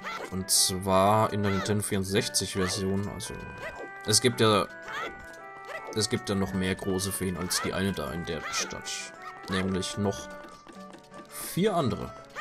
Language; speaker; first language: German; native; German